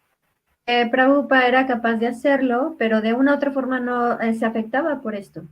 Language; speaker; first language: Spanish; native; Spanish